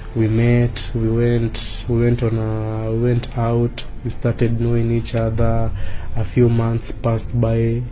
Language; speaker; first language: English; non-native, local second language; Kikuyu